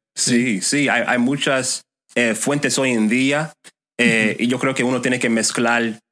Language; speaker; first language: Spanish; non-native, fluent; English